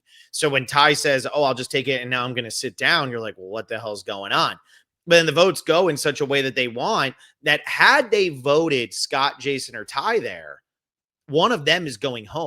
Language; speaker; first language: English; native; English